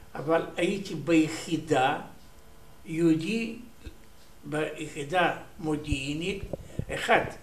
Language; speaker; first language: Hebrew; non-native, learner; Romanian